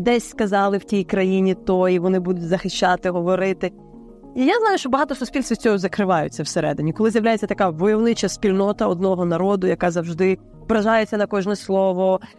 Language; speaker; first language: Ukrainian; native; Ukrainian